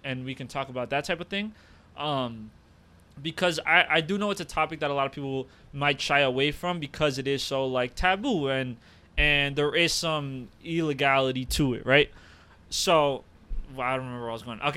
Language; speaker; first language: English; native; English